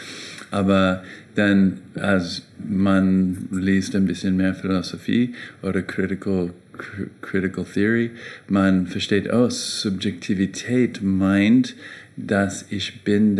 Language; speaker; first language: German; non-native, learner; English